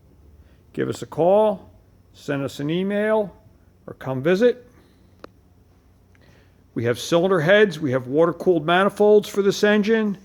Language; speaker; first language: English; native; English